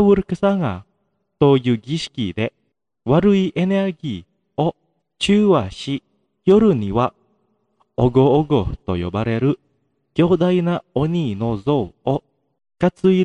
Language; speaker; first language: Japanese; non-native, fluent; Indonesian